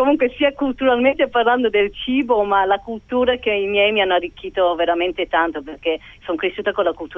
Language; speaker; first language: Italian; early bilingual, heritage; English